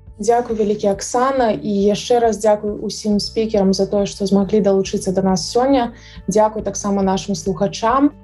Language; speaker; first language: Belarusian; non-native, local second language; Russian